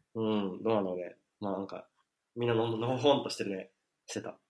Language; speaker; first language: Japanese; native; Japanese